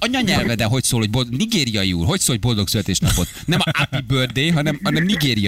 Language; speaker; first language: Hungarian; native; Hungarian